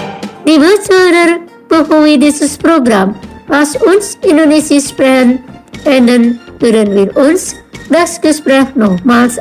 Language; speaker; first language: German; non-native, fluent; Indonesian